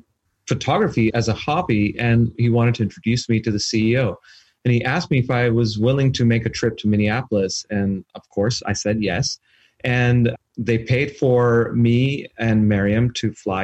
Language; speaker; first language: English; non-native, local second language; Urdu